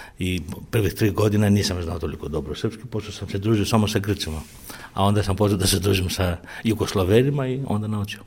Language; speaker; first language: Serbian; non-native, fluent; Greek